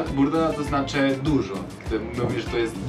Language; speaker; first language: Polish; non-native, learner; Spanish